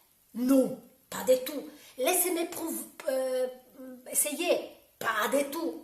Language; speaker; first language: French; non-native, learner; Italian